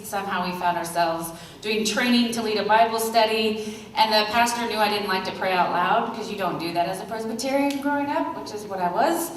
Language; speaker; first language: English; native; English